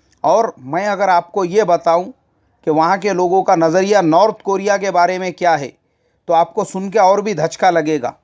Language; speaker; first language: Urdu; native; Urdu